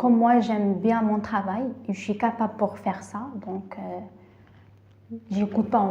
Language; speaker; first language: French; non-native, learner; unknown